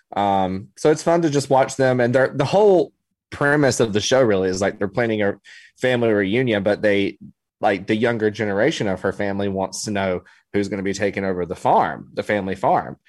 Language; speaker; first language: English; native; English